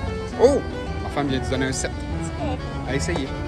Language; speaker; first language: French; native; French